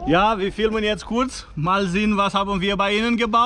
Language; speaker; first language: German; non-native, fluent; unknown